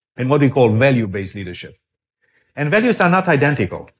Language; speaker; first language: English; non-native, fluent; Romanian